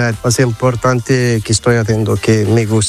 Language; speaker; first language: Spanish; non-native, learner; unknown